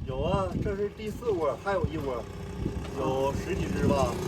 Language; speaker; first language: Chinese; native; Chinese